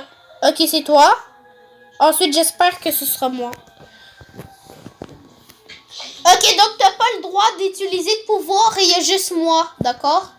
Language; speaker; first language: French; native; French